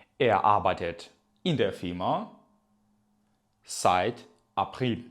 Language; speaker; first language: German; non-native, fluent; Ukrainian